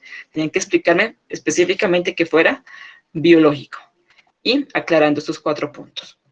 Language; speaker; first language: Spanish; native; Spanish